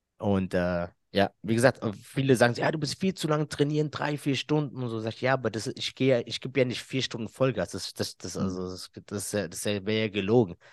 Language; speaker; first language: German; early bilingual, other home language; Arabic